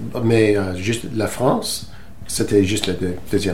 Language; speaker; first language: French; non-native, learner; English